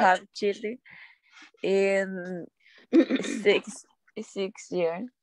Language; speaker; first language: English; non-native, learner; Spanish